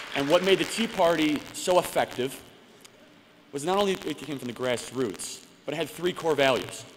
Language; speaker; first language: English; native; English